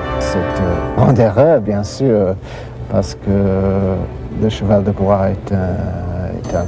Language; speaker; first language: French; non-native, fluent; English